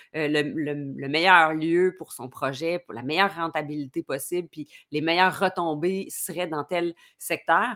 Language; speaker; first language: French; native; French